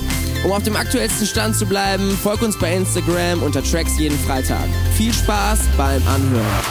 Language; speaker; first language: German; native; German